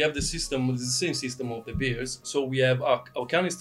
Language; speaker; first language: English; non-native, fluent; Italian